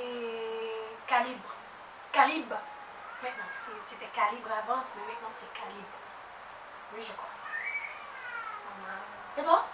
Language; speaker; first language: French; non-native, local second language; Haitian Creole